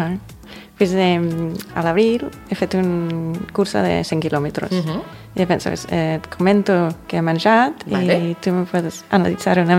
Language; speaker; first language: Catalan; non-native, fluent; English